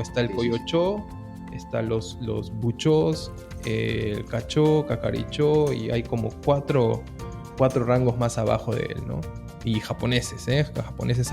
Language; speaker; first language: Spanish; early bilingual, heritage; Spanish